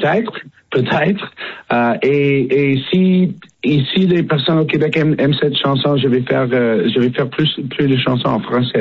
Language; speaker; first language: French; non-native, learner; English